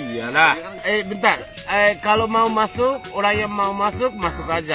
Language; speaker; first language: Indonesian; non-native, learner; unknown